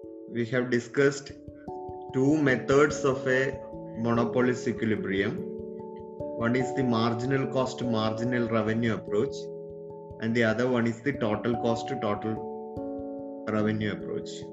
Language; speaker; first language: English; non-native, local second language; Malayalam